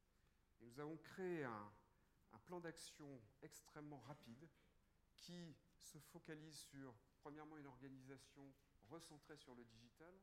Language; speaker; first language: French; native; French